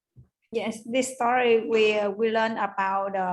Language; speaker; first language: English; non-native, learner; Vietnamese